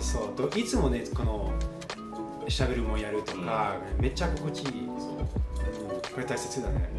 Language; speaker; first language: Japanese; non-native, learner; French